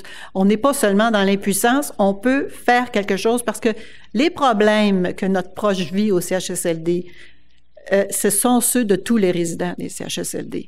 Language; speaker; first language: French; native; French